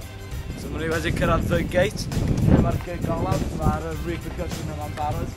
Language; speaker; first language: Welsh; native; Welsh